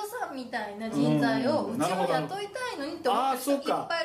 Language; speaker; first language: Japanese; native; Japanese